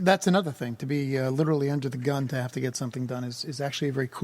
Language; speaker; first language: English; native; English